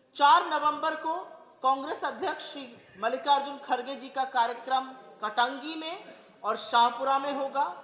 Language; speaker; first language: Hindi; native; Hindi